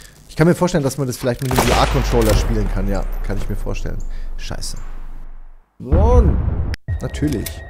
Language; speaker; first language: German; native; German